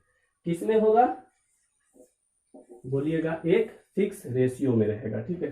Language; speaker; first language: Hindi; native; Hindi